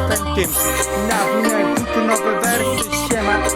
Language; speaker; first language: Polish; native; Polish